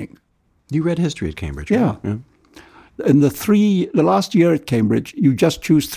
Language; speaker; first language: English; non-native, local second language; Urdu